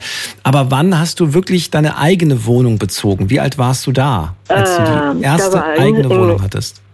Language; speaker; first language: German; native; German